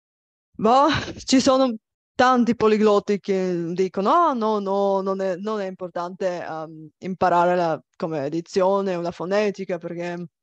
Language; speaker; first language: Italian; non-native, fluent; Bulgarian